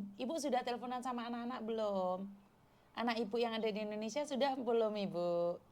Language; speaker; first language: Indonesian; non-native, local second language; Javanese